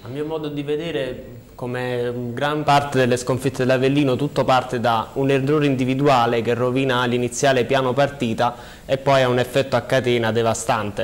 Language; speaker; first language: Italian; native; Italian